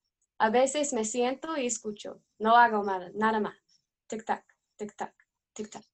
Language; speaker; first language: Spanish; non-native, learner; English